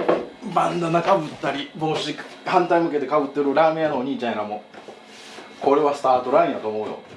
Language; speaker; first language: Japanese; native; Japanese